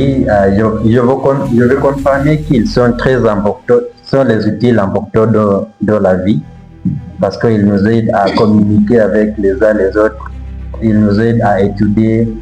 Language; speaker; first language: French; non-native, learner; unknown